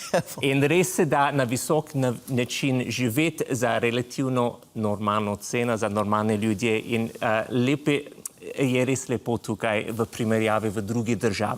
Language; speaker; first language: Slovenian; non-native, fluent; English